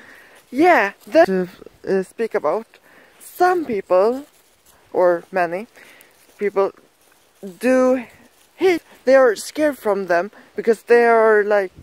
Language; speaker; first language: English; non-native, learner; Swedish